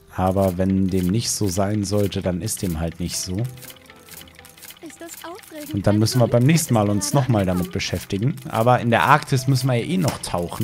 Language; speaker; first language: German; native; German